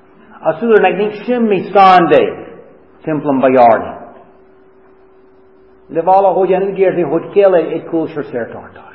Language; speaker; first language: Hungarian; non-native, fluent; English